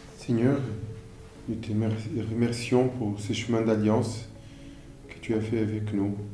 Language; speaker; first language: French; non-native, fluent; Portuguese